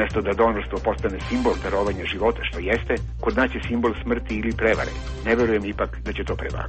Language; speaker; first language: Croatian; native; Croatian